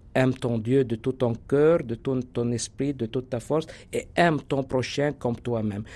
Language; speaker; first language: French; non-native, local second language; Arabic